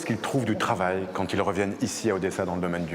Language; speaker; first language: French; native; French